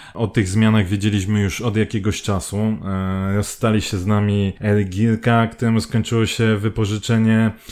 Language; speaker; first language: Polish; native; Polish